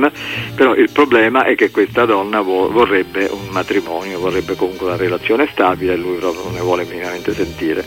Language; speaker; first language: Italian; native; Italian